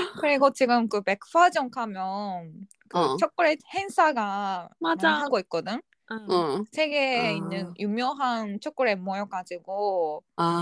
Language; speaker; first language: Korean; non-native, fluent; Japanese